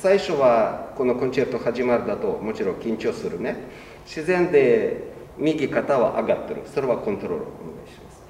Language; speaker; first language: Japanese; non-native, learner; Russian